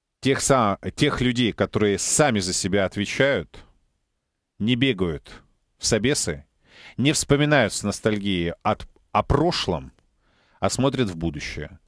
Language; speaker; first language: Russian; native; Russian